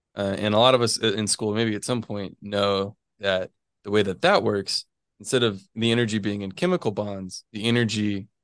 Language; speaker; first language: English; native; English